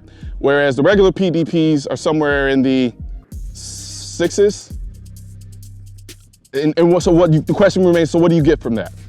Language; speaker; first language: English; native; English